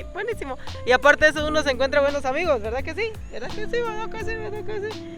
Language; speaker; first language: Spanish; native; Spanish